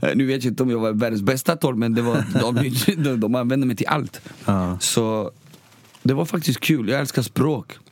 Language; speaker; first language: Swedish; early bilingual, other home language; Spanish